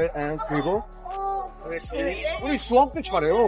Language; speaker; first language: Korean; non-native, learner; Hindi